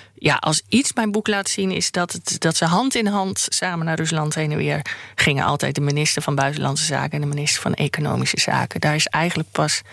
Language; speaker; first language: Dutch; native; Dutch